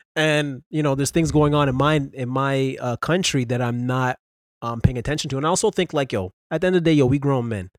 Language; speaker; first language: English; native; English